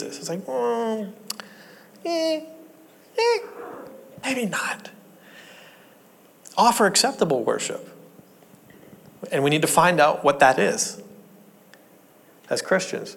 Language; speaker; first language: English; native; English